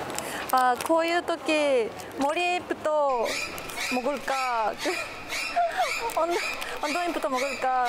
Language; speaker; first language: Korean; non-native, learner; Japanese